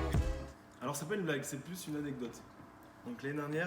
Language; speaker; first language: French; native; French